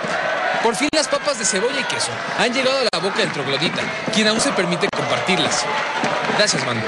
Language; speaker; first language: Spanish; native; Spanish